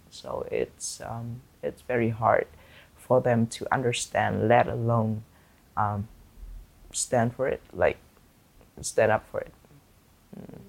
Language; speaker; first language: English; non-native, fluent; Vietnamese